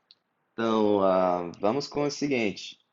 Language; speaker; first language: Portuguese; non-native, fluent; English